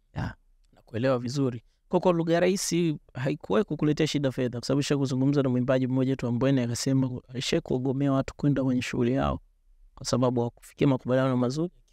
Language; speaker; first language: Swahili; native; Swahili